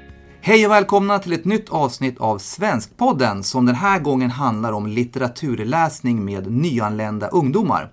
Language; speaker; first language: Swedish; native; Swedish